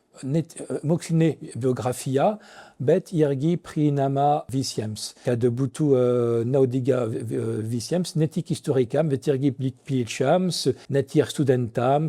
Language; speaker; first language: Lithuanian; non-native, fluent; French